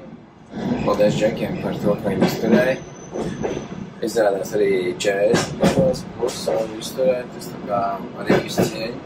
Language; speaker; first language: Latvian; native; Latvian